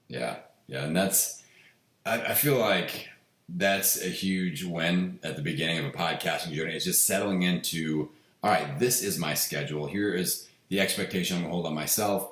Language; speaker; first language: English; native; English